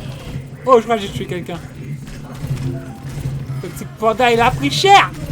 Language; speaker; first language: French; native; French